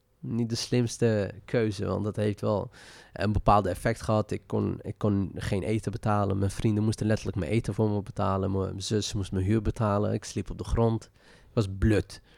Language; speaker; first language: Dutch; early bilingual, other home language; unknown